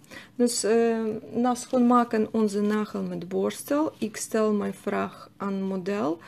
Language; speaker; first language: Dutch; non-native, learner; Russian